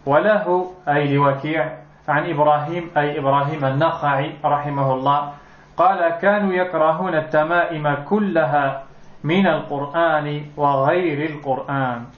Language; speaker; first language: Arabic; non-native, fluent; French